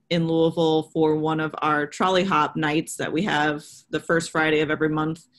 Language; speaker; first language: English; native; English